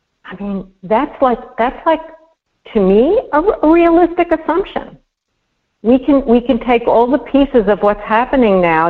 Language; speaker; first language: English; native; English